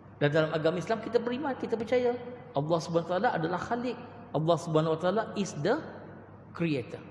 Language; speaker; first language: Malay; non-native, local second language; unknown